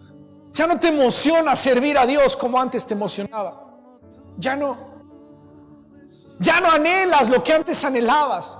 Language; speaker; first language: Spanish; native; Spanish